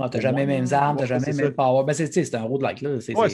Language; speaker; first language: French; native; French